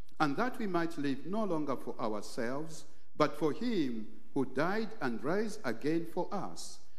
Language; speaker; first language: English; non-native, local second language; Bemba